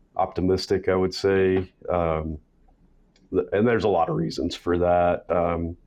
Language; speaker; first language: English; native; English